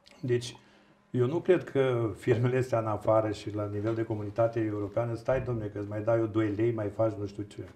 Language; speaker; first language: Romanian; native; Romanian